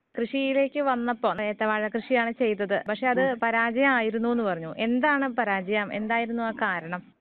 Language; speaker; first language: Malayalam; native; Malayalam